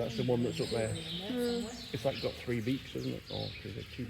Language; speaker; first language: English; native; English